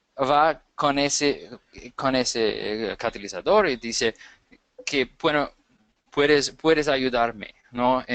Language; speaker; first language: Spanish; non-native, fluent; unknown